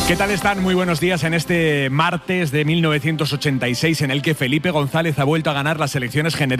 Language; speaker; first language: Spanish; native; Spanish